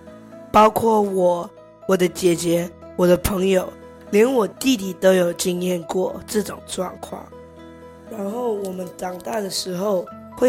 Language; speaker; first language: Chinese; early bilingual, heritage; Chinese